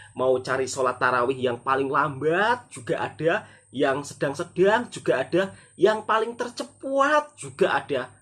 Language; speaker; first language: Indonesian; native; Indonesian